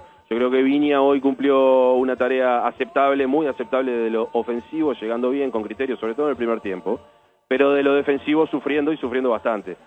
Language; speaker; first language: Spanish; native; Spanish